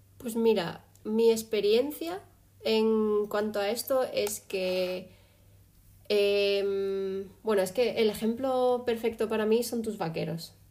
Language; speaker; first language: Spanish; early bilingual, other home language; English